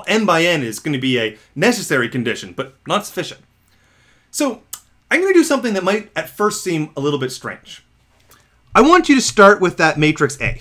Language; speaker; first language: English; native; English